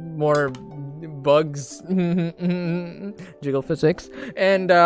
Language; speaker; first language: English; non-native, local second language; Filipino